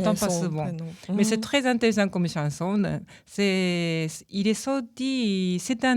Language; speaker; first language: French; non-native, learner; Japanese